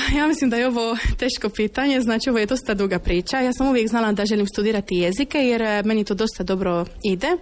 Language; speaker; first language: Croatian; non-native, fluent; Polish